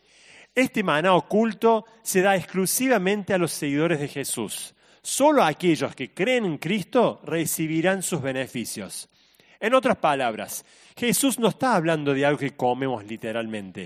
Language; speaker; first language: Spanish; native; Spanish